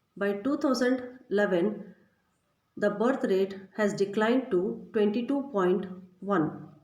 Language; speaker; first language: English; non-native, local second language; Kannada